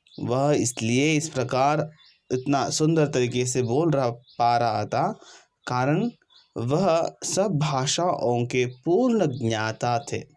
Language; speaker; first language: Hindi; non-native, local second language; Kannada